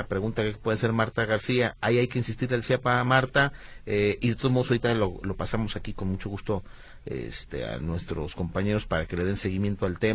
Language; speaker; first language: Spanish; native; Spanish